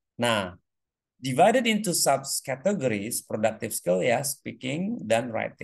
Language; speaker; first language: English; non-native, fluent; Indonesian